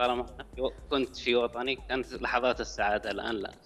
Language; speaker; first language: Arabic; native; Arabic